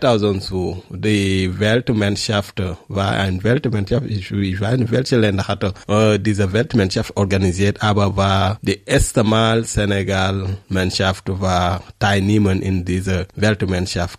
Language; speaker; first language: German; non-native, learner; French